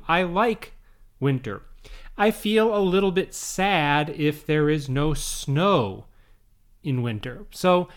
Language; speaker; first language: English; native; English